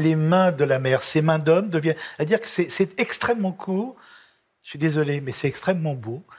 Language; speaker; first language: French; native; French